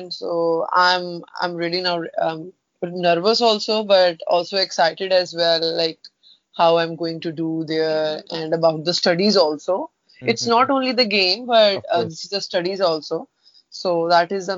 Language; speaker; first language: English; non-native, local second language; Punjabi